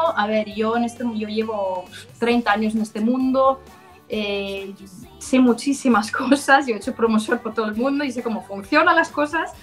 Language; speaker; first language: Spanish; non-native, fluent; Danish